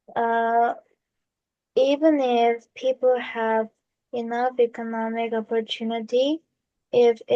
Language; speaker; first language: English; non-native, learner; Korean